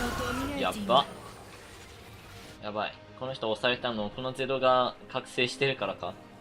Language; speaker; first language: Japanese; native; Japanese